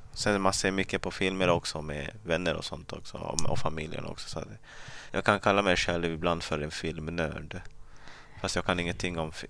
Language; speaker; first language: Swedish; early bilingual, other home language; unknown